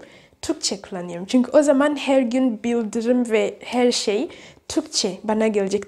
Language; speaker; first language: Turkish; non-native, learner; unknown